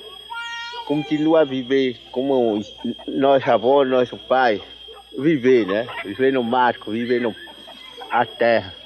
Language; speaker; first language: Portuguese; non-native, local second language; Kayapó